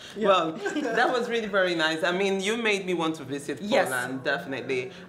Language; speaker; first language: English; non-native, local second language; Igbo